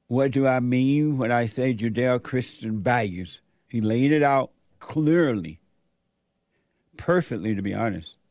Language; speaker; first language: English; native; English